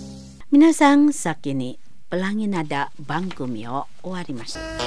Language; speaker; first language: Japanese; non-native, learner; Indonesian